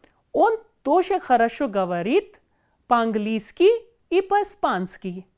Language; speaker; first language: Russian; non-native, fluent; Hindi